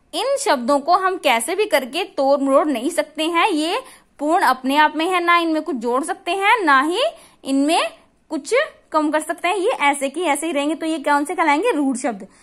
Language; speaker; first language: Hindi; native; Hindi